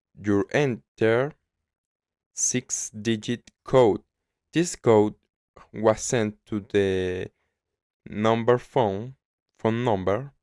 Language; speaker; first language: English; non-native, learner; Spanish